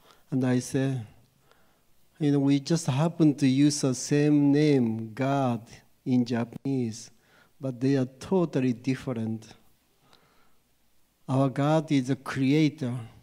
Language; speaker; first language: English; non-native, fluent; Japanese